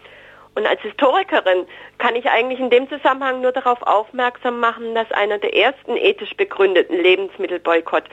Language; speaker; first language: German; native; German